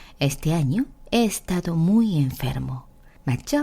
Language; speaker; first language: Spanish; non-native, fluent; Korean